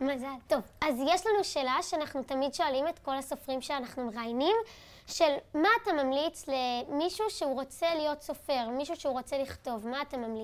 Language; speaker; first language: Hebrew; native; Hebrew